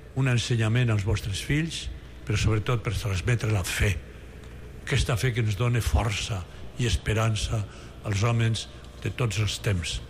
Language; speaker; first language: Catalan; native; Catalan